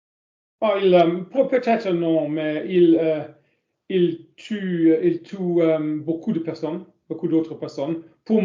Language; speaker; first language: French; non-native, learner; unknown